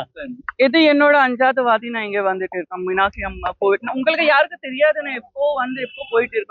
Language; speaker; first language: Tamil; non-native, local second language; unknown